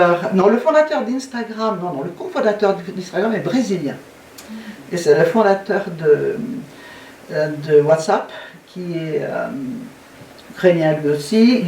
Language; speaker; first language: French; native; French